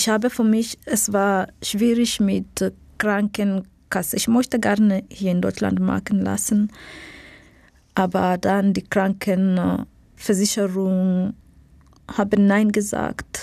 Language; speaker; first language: German; non-native, learner; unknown